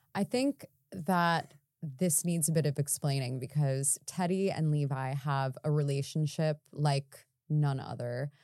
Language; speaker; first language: English; native; English